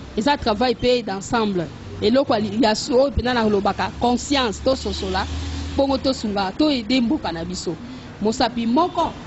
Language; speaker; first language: Lingala; native; Lingala